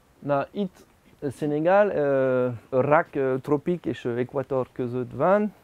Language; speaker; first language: Hungarian; non-native, learner; French